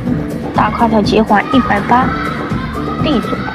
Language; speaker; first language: Chinese; native; Chinese